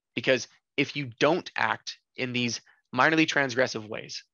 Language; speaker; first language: English; native; English